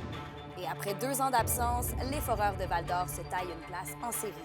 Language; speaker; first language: French; native; French